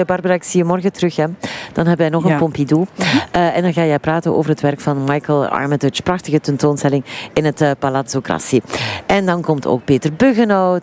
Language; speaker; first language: Dutch; native; Dutch